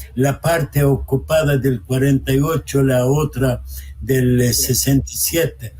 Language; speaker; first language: Spanish; non-native, fluent; Arabic